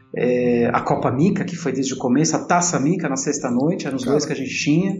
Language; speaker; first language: Portuguese; non-native, local second language; Italian